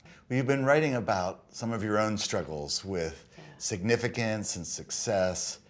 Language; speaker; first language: English; native; English